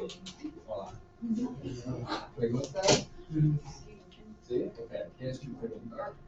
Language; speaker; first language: Spanish; non-native, fluent; English